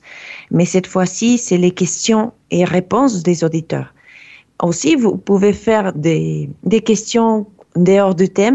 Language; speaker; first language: French; non-native, fluent; Spanish